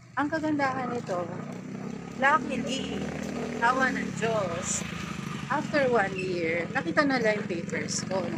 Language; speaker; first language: Filipino; native; Filipino